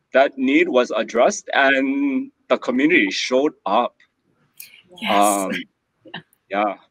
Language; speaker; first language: English; native; English